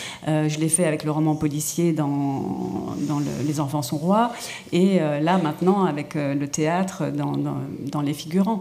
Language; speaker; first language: French; native; French